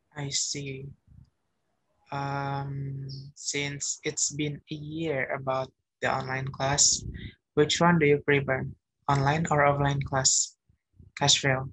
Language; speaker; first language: English; non-native, learner; Indonesian